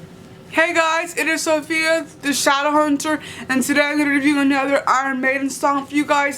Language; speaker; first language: English; native; English